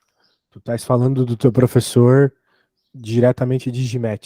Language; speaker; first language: Portuguese; native; Portuguese